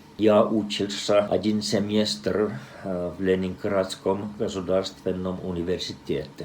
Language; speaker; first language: Russian; non-native, fluent; Finnish